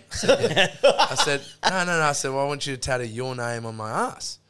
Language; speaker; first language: English; native; English